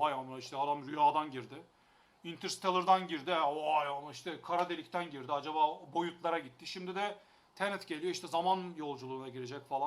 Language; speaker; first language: Turkish; native; Turkish